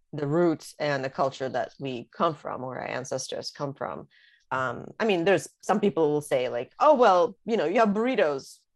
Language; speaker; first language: English; early bilingual, other home language; Russian